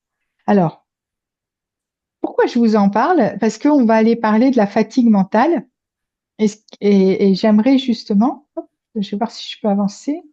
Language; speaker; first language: French; native; French